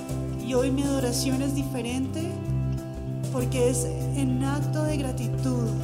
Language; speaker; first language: Spanish; native; Spanish